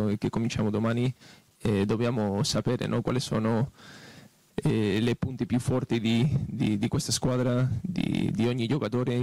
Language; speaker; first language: Italian; non-native, fluent; Spanish